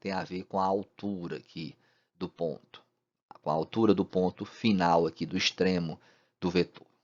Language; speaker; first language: Portuguese; native; Portuguese